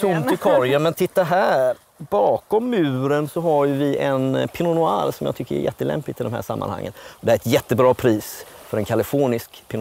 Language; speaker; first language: Swedish; native; Swedish